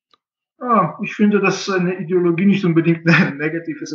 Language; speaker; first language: German; non-native, fluent; Russian